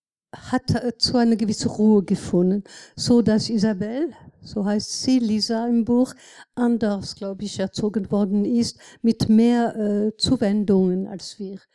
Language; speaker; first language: German; non-native, fluent; French